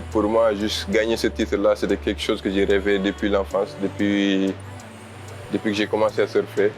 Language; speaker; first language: French; non-native, local second language; Wolof